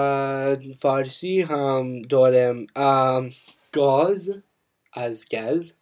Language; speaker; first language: Persian; non-native, learner; English